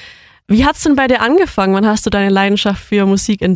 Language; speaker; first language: German; native; German